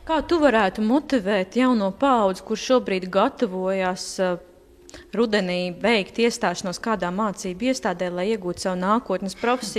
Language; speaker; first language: Latvian; native; Latvian